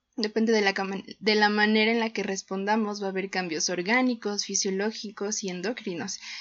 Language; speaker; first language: Spanish; native; Spanish